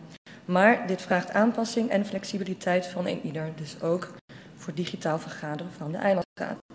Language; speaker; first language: Dutch; native; Dutch